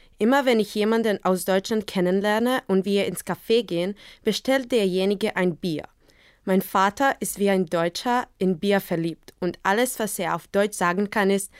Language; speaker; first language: German; non-native, learner; Croatian